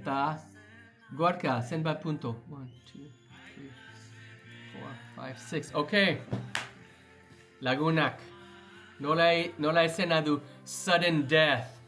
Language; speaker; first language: Basque; non-native, learner; English